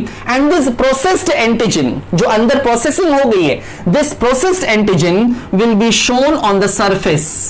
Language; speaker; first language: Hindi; native; Hindi